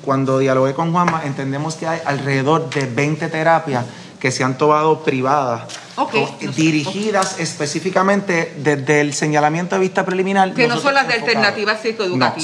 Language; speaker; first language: Spanish; native; Spanish